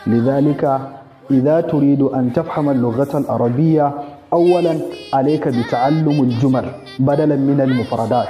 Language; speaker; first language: Arabic; non-native, fluent; Hausa